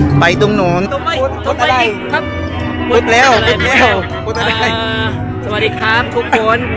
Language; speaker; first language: Thai; non-native, learner; Filipino